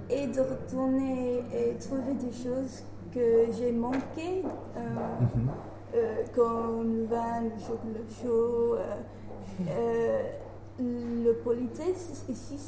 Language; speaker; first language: French; non-native, learner; English